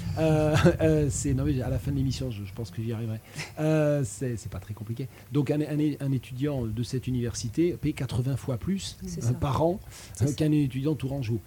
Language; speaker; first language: French; native; French